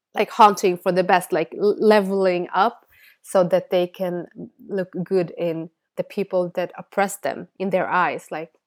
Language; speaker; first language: English; non-native, fluent; Bangla